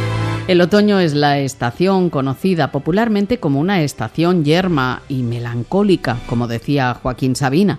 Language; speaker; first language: Spanish; native; Spanish